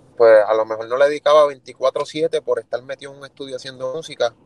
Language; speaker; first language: Spanish; native; Spanish